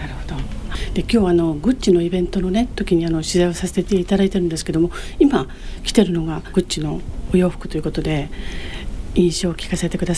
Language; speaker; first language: Japanese; native; Japanese